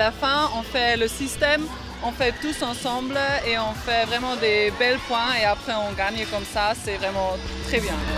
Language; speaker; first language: French; non-native, fluent; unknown